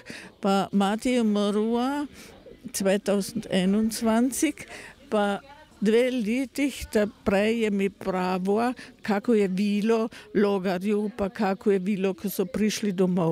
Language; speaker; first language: Slovenian; early bilingual, heritage; Slovenian